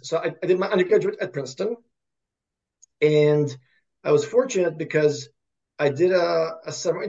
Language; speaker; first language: English; early bilingual, other home language; Russian